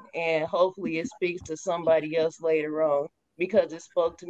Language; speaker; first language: English; native; English